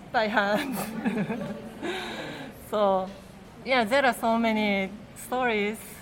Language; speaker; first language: English; non-native, learner; Japanese